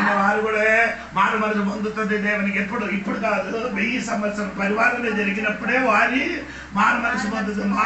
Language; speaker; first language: Telugu; non-native, fluent; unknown